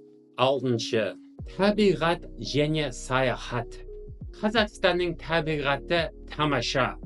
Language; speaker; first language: Kazakh; non-native, fluent; English